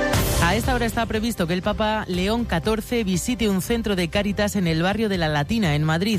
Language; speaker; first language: Spanish; native; Spanish